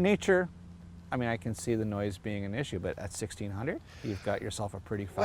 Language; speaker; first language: English; native; English